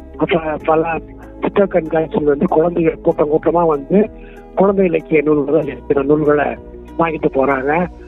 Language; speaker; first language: Tamil; non-native, local second language; Kannada